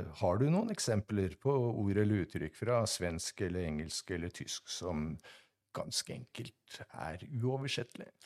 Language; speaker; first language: Norwegian; native; Norwegian